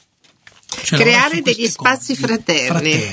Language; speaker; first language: Italian; native; Italian